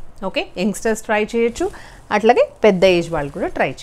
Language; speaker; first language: Telugu; native; Telugu